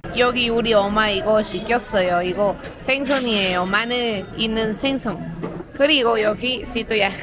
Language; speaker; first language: Korean; non-native, learner; Spanish